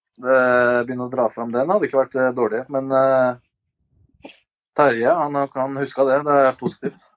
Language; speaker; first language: Norwegian; early bilingual, other home language; Albanian